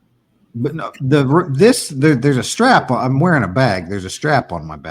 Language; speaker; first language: English; native; English